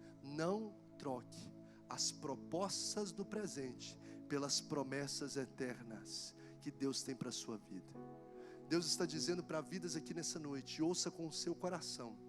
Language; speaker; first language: Portuguese; native; Portuguese